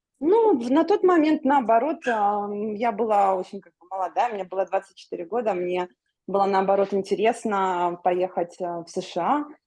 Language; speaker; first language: Russian; native; Russian